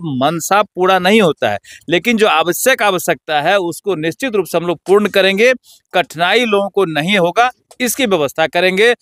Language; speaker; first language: Hindi; native; Hindi